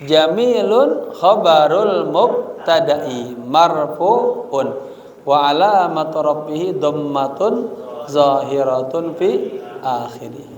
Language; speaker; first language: Arabic; non-native, fluent; Indonesian